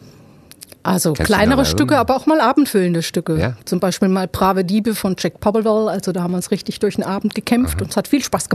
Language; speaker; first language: German; native; German